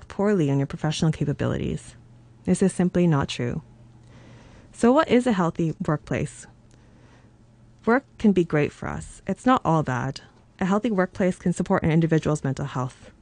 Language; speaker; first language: English; non-native, local second language; Cantonese